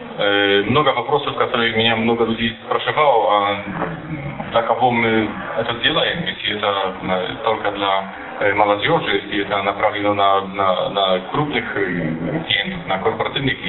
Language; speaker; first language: Russian; non-native, fluent; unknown